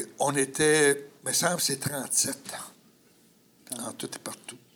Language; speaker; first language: French; native; French